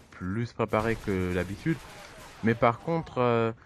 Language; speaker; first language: French; non-native, fluent; German